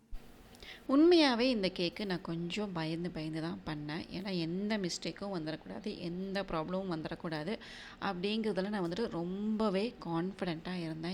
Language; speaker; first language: Tamil; native; Tamil